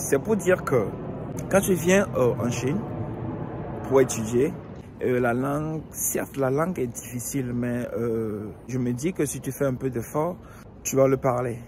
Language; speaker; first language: French; non-native, local second language; Ewe